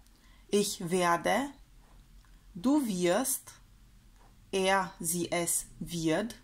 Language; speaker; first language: German; non-native, fluent; Romanian